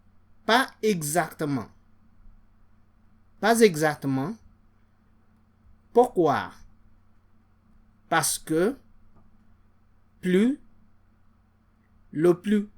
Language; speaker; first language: French; non-native, fluent; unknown